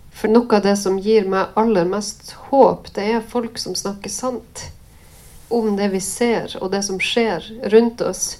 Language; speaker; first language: Norwegian; native; Norwegian